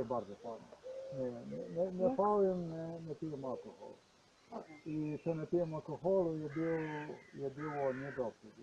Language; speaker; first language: Polish; non-native, learner; Slovenian